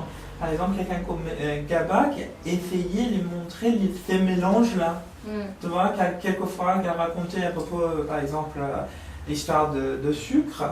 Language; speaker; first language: French; non-native, learner; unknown